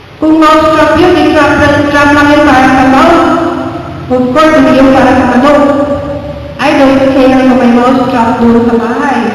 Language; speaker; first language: Filipino; non-native, local second language; Cebuano